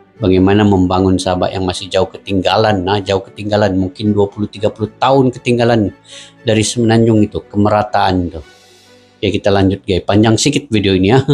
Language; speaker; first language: Malay; native; Malay